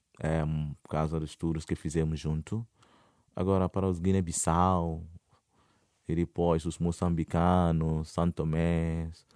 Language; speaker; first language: Portuguese; non-native, fluent; Akan